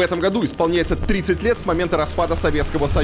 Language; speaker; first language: Russian; native; Russian